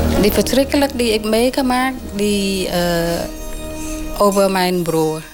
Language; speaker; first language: Dutch; non-native, learner; Khmer